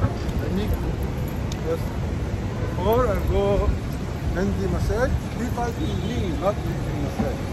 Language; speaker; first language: English; non-native, learner; Arabic